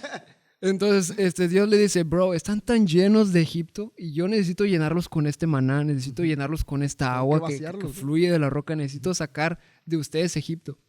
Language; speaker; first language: Spanish; native; Spanish